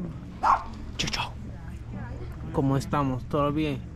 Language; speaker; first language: Spanish; non-native, learner; English